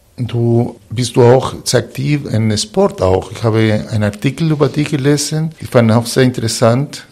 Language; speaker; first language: German; non-native, fluent; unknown